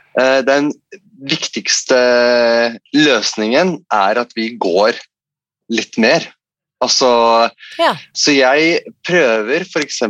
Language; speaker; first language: Norwegian; non-native, fluent; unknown